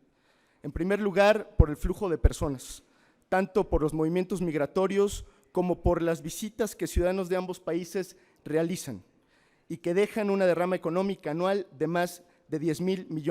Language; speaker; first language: Spanish; native; Spanish